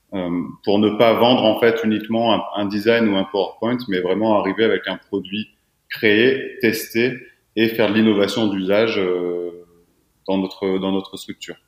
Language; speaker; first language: French; native; French